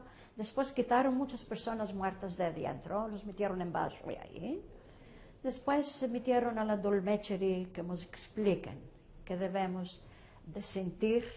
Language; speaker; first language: Spanish; early bilingual, heritage; Ladino